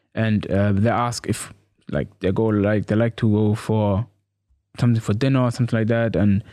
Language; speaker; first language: English; non-native, learner; German